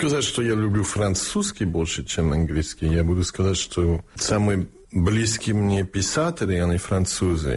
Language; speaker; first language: Russian; early bilingual, heritage; Russian